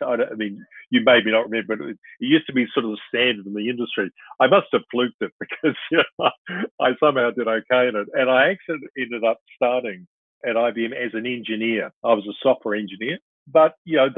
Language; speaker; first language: English; native; English